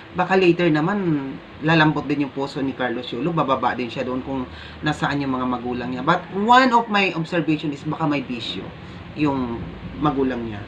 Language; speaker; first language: Filipino; native; Filipino